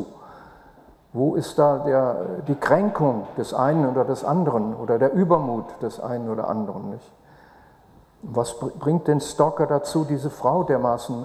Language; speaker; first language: German; native; German